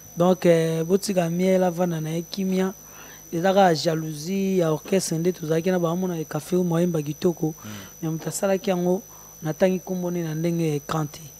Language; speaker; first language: Lingala; native; Lingala